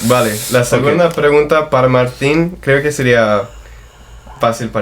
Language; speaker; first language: Spanish; non-native, fluent; English